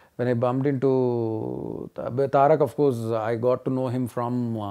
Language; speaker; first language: English; non-native, local second language; Telugu